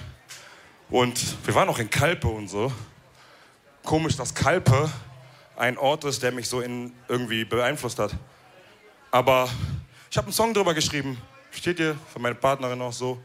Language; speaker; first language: German; early bilingual, other home language; Wolof